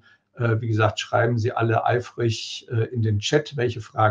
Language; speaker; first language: German; native; German